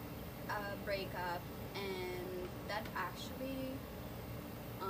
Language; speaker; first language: English; non-native, fluent; Spanish